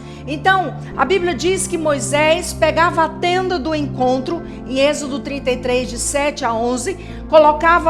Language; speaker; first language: Portuguese; native; Portuguese